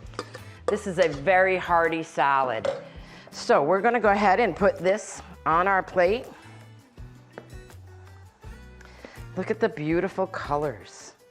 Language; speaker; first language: English; native; English